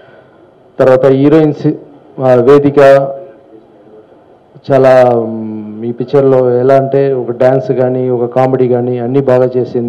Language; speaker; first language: Telugu; non-native, local second language; Tamil